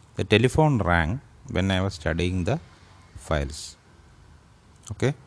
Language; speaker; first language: English; non-native, local second language; Malayalam